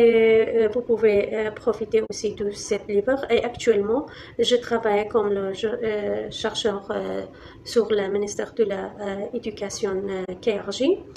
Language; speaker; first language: French; non-native, learner; Kurdish